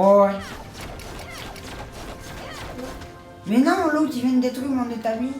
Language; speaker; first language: French; native; French